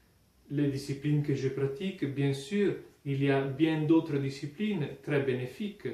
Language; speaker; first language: French; non-native, fluent; Italian